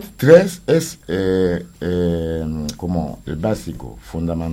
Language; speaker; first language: Spanish; non-native, learner; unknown